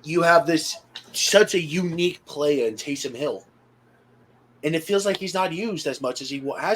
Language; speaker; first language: English; native; English